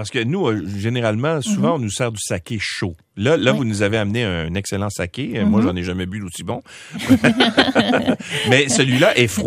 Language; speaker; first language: French; native; French